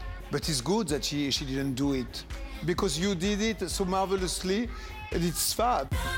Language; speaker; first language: English; non-native, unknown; French